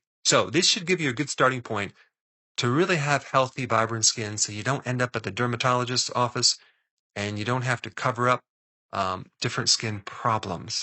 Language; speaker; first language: English; native; English